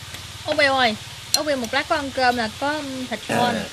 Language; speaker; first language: Vietnamese; native; Vietnamese